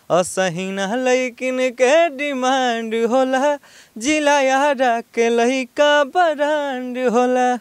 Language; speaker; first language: Hindi; non-native, local second language; Bhojpuri